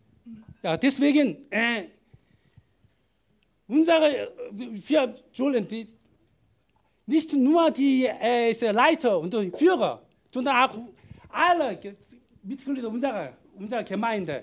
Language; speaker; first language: German; non-native, learner; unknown